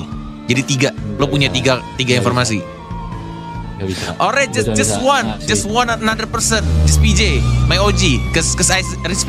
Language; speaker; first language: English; non-native, learner; Indonesian